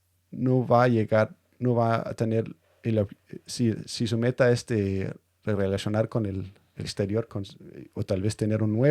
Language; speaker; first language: Spanish; non-native, fluent; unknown